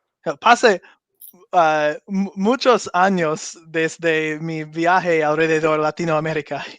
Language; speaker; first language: Spanish; non-native, learner; English